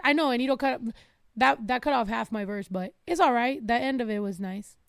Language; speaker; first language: English; early bilingual, other home language; Spanish